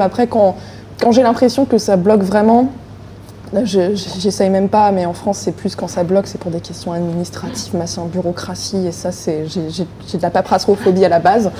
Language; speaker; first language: French; native; French